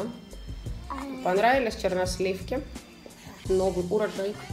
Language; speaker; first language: Russian; native; Russian